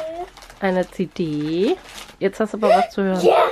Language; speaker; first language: German; native; German